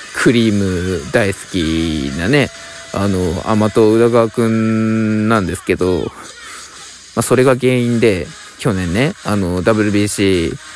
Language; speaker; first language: Japanese; native; Japanese